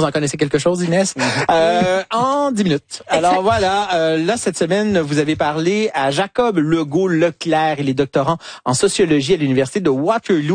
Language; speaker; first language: French; native; French